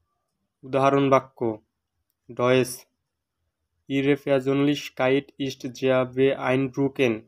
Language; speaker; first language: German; non-native, fluent; Bangla